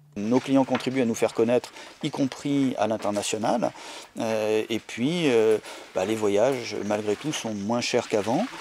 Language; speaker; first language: French; native; French